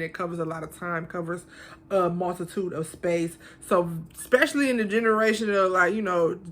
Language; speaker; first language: English; native; English